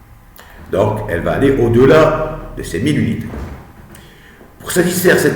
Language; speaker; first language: French; non-native, local second language; Arabic